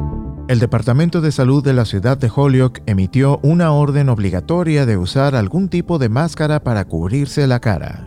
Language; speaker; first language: Spanish; native; Spanish